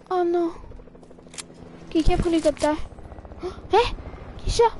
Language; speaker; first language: French; native; French